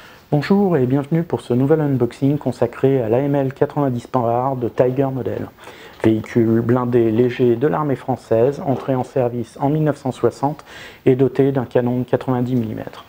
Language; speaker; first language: French; native; French